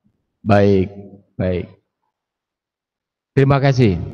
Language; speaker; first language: Indonesian; native; Indonesian